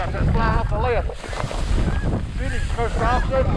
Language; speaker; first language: English; native; English